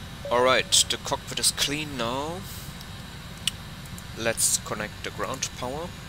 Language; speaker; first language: English; non-native, fluent; German